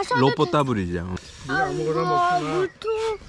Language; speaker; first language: Korean; native; Korean